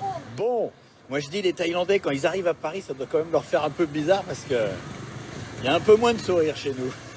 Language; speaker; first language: French; native; French